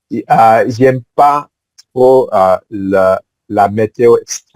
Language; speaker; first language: French; non-native, fluent; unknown